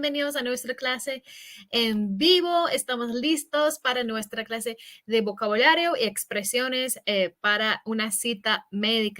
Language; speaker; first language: Spanish; non-native, fluent; English